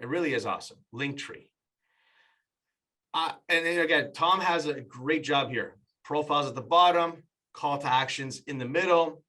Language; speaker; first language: English; native; English